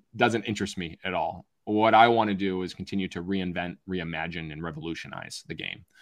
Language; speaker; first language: English; native; English